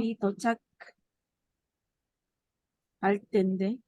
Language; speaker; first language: Korean; non-native, learner; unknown